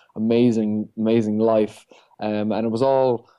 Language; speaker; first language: English; native; English